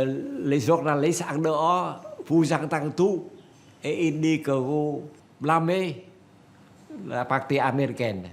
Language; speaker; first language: French; non-native, fluent; Vietnamese